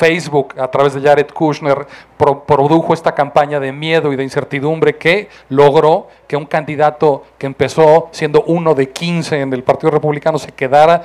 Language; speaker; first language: Spanish; native; Spanish